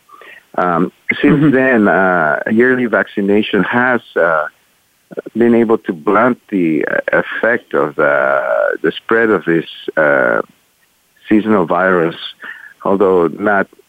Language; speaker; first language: English; non-native, local second language; Filipino